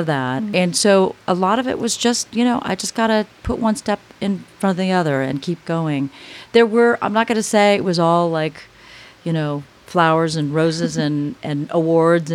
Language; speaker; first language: English; native; English